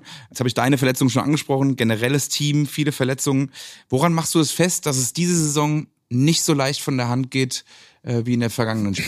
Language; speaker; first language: German; native; German